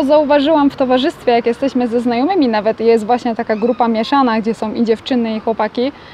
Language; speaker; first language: Polish; native; Polish